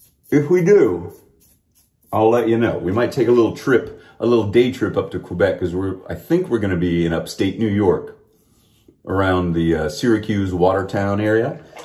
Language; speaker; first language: English; native; English